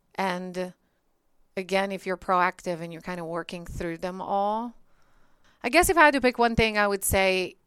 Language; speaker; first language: English; early bilingual, other home language; Bulgarian